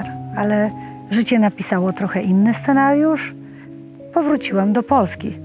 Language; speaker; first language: Polish; native; Polish